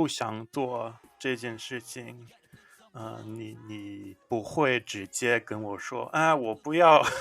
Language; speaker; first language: Chinese; non-native, fluent; English